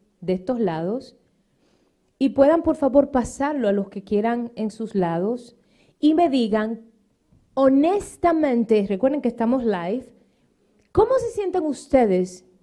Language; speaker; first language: Spanish; native; Spanish